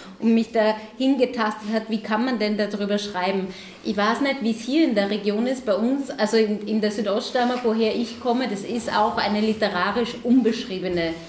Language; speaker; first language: German; native; German